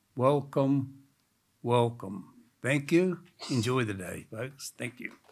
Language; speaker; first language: English; native; English